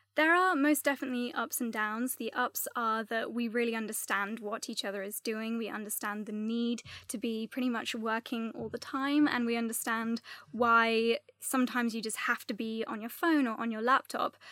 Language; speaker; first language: English; native; English